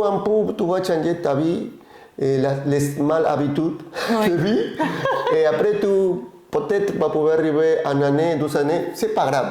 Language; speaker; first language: French; non-native, learner; Spanish